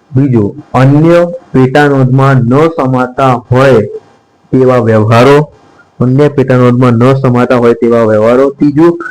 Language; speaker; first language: Gujarati; native; Gujarati